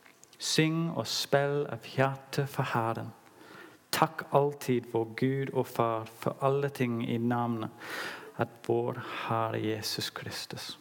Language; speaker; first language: Norwegian; non-native, learner; English